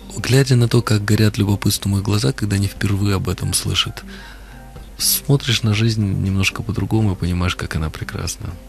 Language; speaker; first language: Russian; native; Russian